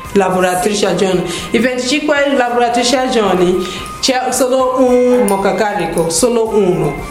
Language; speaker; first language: Italian; non-native, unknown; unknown